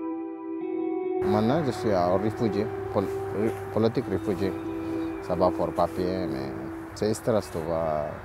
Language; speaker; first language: French; non-native, learner; Oromo